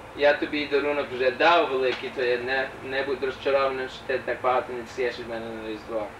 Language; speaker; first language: Ukrainian; early bilingual, heritage; Ukrainian